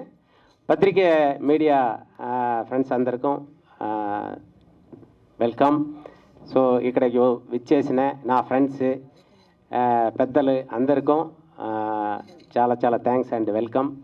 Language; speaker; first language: Telugu; native; Telugu